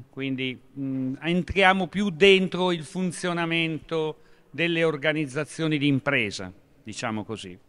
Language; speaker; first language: Italian; native; Italian